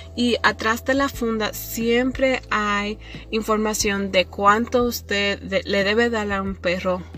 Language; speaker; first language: Spanish; early bilingual, heritage; Spanish